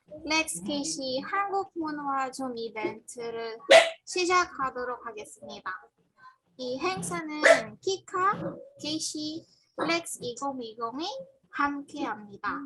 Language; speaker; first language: Korean; non-native, learner; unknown